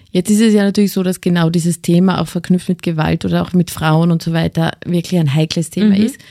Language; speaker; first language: German; native; German